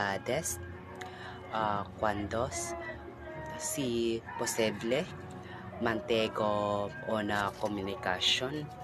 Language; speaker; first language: Spanish; non-native, learner; Cebuano